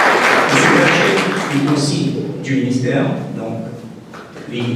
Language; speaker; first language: French; non-native, local second language; Morisyen